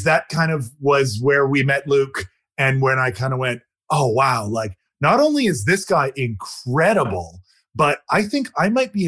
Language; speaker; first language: English; native; English